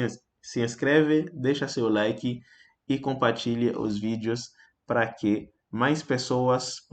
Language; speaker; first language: Portuguese; non-native, fluent; French